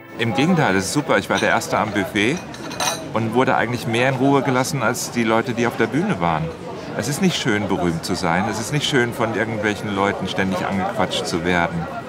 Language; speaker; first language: German; native; German